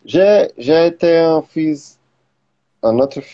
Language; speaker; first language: French; non-native, learner; Portuguese